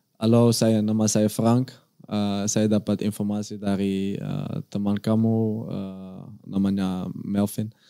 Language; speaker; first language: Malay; non-native, learner; Dutch